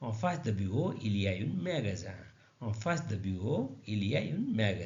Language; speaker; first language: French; non-native, learner; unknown